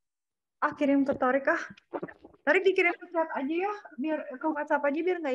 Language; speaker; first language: Indonesian; native; Indonesian